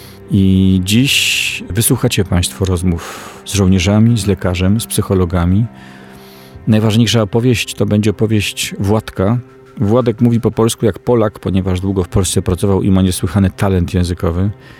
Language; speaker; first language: Polish; native; Polish